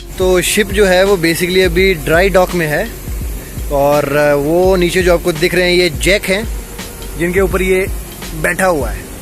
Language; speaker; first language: Hindi; native; Hindi